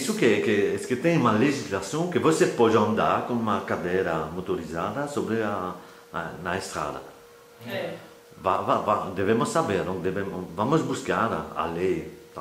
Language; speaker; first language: Portuguese; non-native, fluent; French